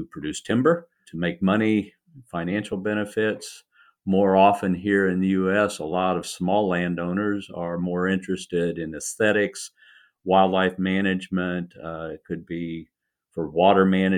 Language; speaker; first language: English; native; English